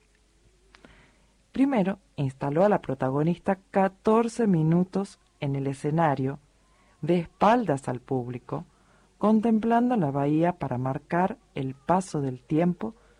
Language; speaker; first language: Spanish; native; Spanish